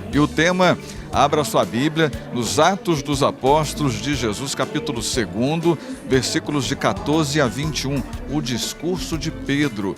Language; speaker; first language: Portuguese; native; Portuguese